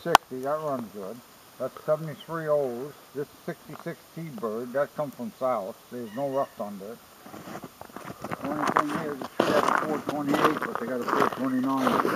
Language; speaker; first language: English; native; English